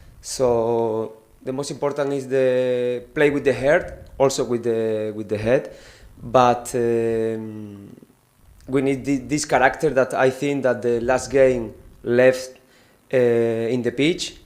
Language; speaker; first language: English; non-native, learner; Spanish